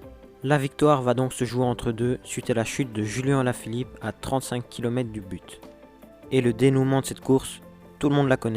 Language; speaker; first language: French; native; French